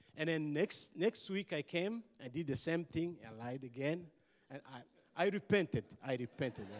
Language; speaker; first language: English; non-native, local second language; Kinyarwanda